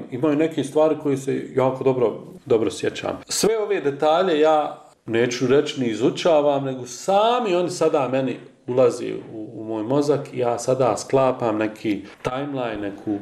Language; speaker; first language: Croatian; native; Croatian